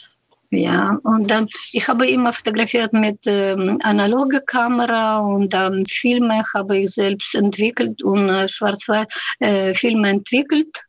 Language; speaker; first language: German; non-native, fluent; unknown